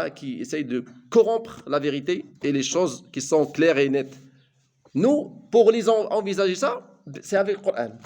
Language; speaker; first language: French; non-native, local second language; Arabic